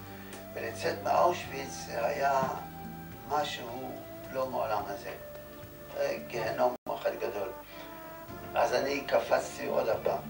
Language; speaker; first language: Hebrew; non-native, fluent; Yiddish